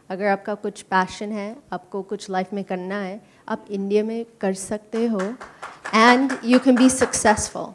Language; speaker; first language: Hindi; non-native, learner; English